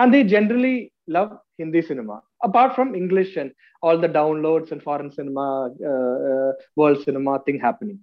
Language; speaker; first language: English; non-native, local second language; Malayalam